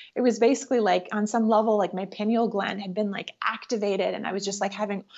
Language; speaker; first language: English; native; English